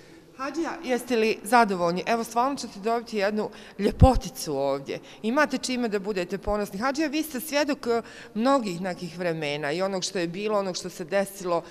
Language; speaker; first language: Croatian; native; Croatian